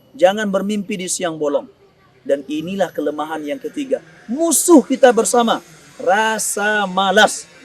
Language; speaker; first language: Indonesian; non-native, local second language; Minangkabau